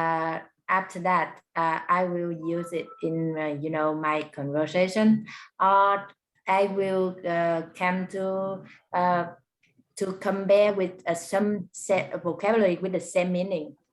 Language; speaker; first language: English; non-native, learner; Vietnamese